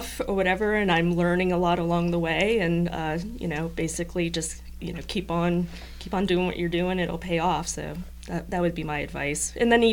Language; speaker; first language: English; native; English